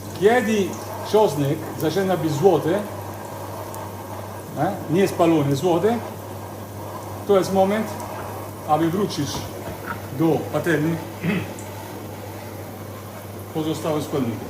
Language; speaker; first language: Polish; non-native, learner; Italian